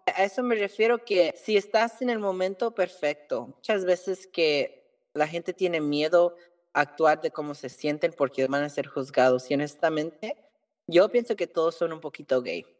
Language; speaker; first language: Spanish; early bilingual, heritage; Spanish